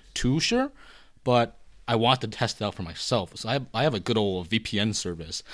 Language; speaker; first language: English; early bilingual, other home language; Korean